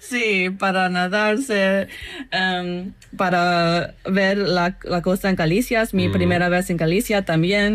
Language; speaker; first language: Spanish; non-native, fluent; English